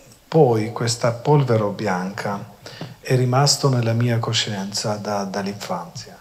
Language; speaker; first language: Italian; non-native, fluent; Albanian